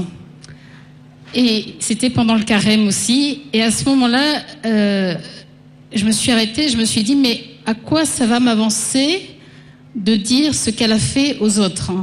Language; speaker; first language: French; native; French